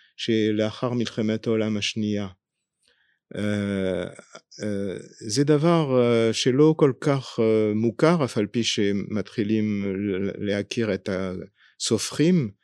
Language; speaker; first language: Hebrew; non-native, fluent; French